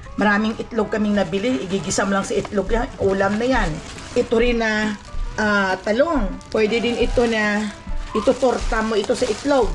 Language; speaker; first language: Filipino; non-native, local second language; Cebuano